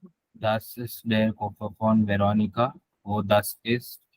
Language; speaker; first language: German; non-native, learner; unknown